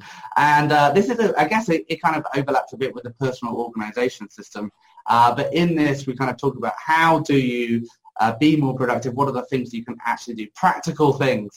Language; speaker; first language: English; native; English